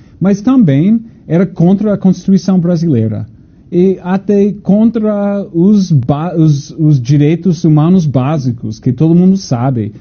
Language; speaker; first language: Portuguese; non-native, fluent; English